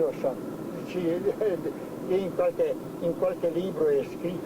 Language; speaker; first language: Italian; non-native, fluent; Slovenian